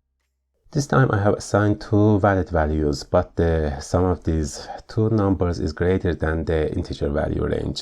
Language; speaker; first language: English; non-native, fluent; Persian